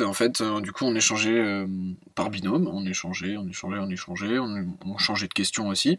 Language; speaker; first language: French; native; French